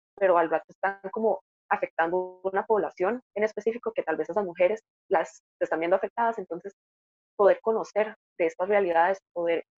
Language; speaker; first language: Spanish; native; Spanish